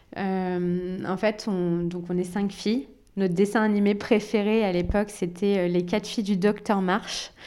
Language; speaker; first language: French; early bilingual, other home language; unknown